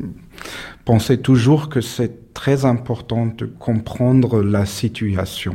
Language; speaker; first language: French; non-native, fluent; German